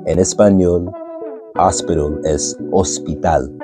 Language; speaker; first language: Spanish; non-native, learner; English